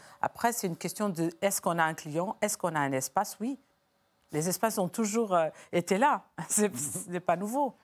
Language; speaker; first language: French; non-native, fluent; Portuguese